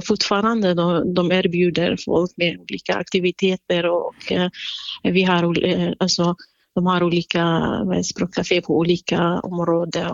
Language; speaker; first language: Swedish; non-native, fluent; Central Kurdish